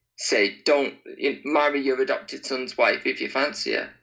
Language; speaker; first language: English; native; English